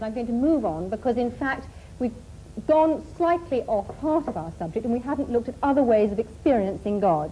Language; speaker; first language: English; native; English